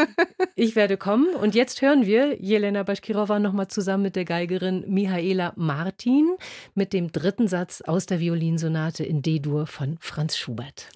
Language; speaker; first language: German; native; German